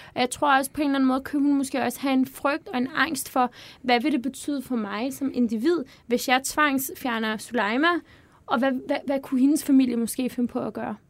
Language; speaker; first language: Danish; early bilingual, other home language; Turkish